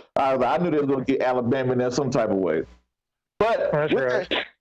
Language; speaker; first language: English; native; English